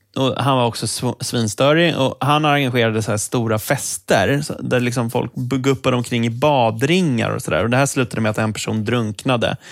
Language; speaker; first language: Swedish; native; Swedish